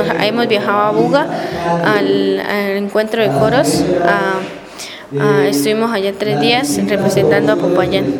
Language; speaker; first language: Spanish; native; Spanish